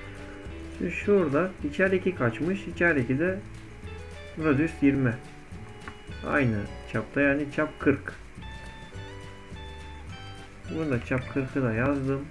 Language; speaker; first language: Turkish; native; Turkish